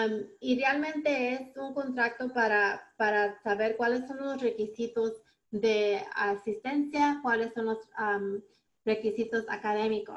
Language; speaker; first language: Spanish; early bilingual, heritage; Spanish